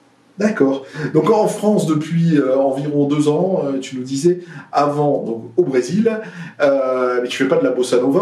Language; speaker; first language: French; native; French